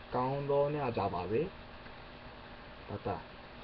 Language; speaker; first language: Burmese; non-native, learner; English